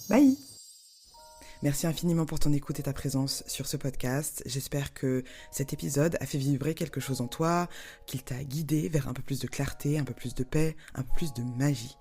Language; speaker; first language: French; native; French